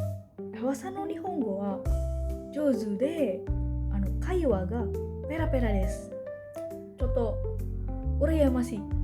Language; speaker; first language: Japanese; non-native, learner; Indonesian